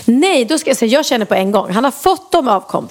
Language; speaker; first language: Swedish; native; Swedish